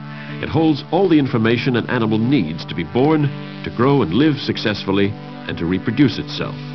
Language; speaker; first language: English; native; English